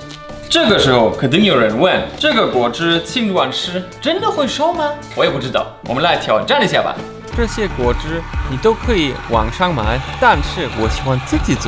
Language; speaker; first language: Chinese; non-native, fluent; German